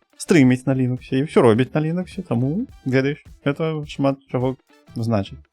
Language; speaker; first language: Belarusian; non-native, local second language; Russian